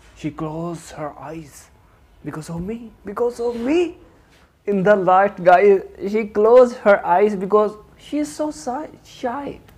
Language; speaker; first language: English; non-native, local second language; Hindi